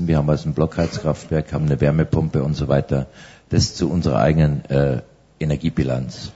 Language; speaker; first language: German; native; German